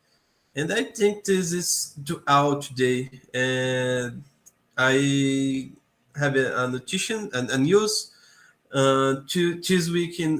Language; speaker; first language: English; non-native, learner; Portuguese